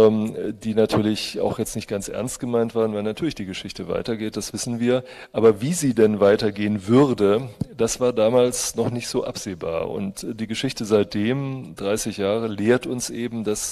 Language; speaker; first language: German; native; German